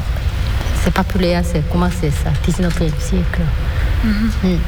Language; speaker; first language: French; non-native, learner; Korean